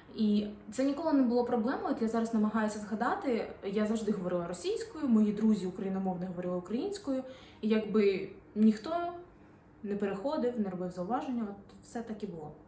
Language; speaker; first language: Ukrainian; non-native, local second language; Russian